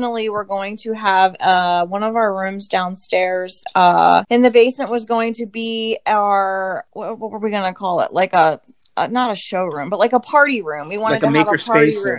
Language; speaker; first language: English; native; English